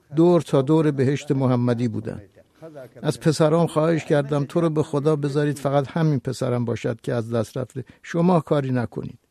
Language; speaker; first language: Persian; non-native, local second language; Kurdish